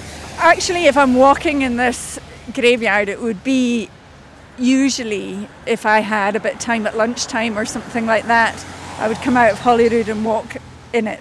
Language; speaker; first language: English; native; English